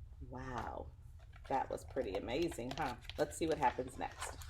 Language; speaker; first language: English; native; English